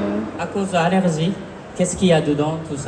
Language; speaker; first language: French; non-native, fluent; Japanese